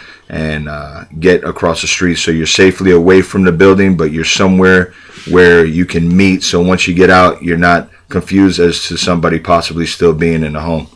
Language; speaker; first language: English; native; English